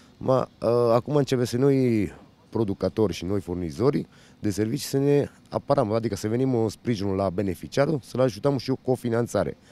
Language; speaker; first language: Romanian; non-native, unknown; Italian